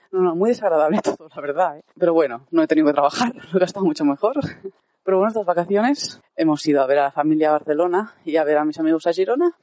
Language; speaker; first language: Spanish; native; Spanish